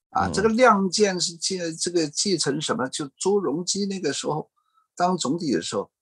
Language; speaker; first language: Chinese; non-native, fluent; Cantonese